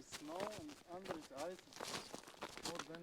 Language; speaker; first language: English; non-native, learner; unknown